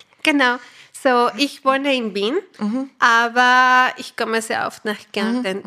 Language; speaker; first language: German; non-native, fluent; Spanish